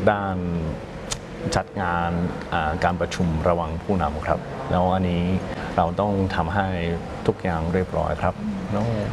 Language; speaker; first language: Thai; non-native, fluent; English